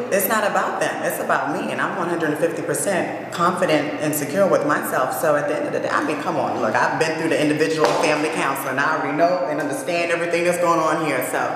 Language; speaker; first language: English; native; English